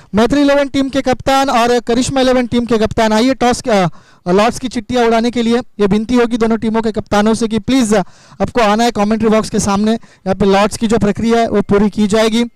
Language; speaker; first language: Hindi; non-native, local second language; Marathi